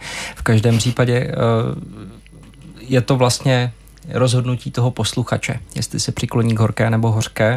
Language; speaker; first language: Czech; native; Czech